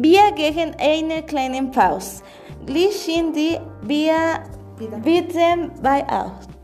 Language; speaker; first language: German; non-native, learner; Spanish